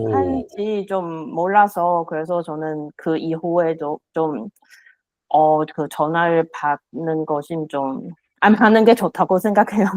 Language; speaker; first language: Korean; non-native, learner; Chinese